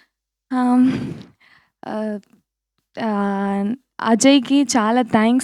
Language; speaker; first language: Telugu; non-native, learner; Tamil